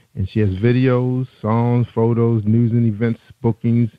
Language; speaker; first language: English; native; English